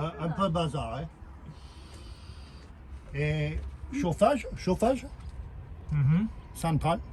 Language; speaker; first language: French; native; French